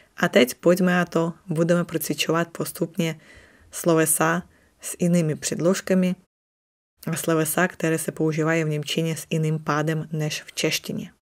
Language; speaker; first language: Czech; non-native, fluent; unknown